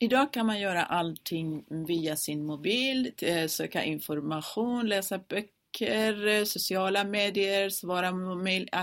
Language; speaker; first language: Swedish; non-native, fluent; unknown